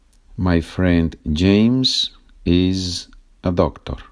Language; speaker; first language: English; non-native, fluent; Spanish